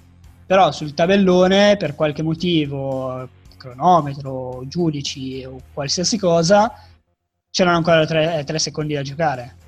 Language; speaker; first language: Italian; native; Italian